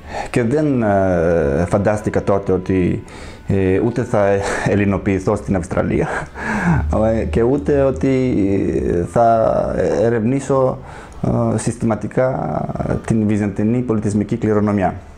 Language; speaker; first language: Greek; non-native, fluent; Serbian